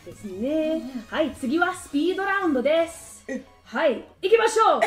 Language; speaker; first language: Japanese; non-native, learner; English